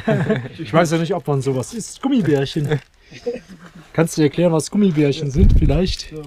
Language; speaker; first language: German; native; German